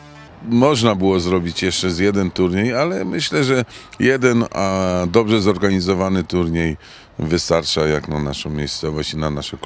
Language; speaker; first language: Polish; native; Polish